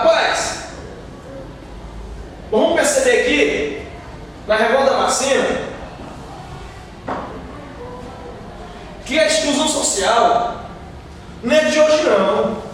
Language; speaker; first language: Portuguese; native; Portuguese